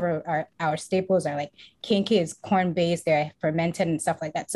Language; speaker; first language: English; non-native, local second language; Akan